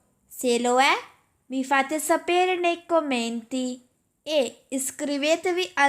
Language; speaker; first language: Italian; non-native, fluent; Urdu